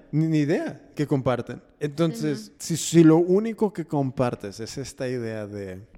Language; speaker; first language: Spanish; early bilingual, heritage; Spanish